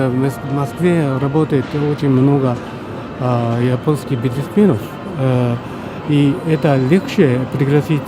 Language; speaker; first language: Russian; non-native, fluent; Japanese